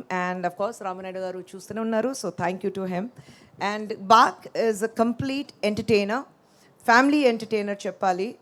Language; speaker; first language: Telugu; non-native, fluent; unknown